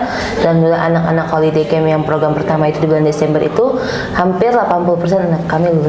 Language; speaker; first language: Indonesian; native; Indonesian